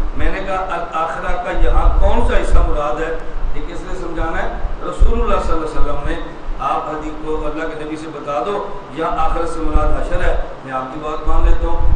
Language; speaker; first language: Urdu; non-native, local second language; Punjabi